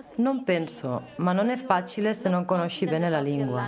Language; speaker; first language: Italian; non-native, fluent; Polish